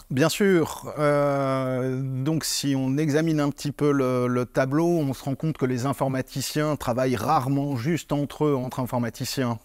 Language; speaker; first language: French; native; French